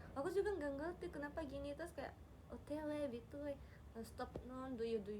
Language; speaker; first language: Indonesian; non-native, learner; Japanese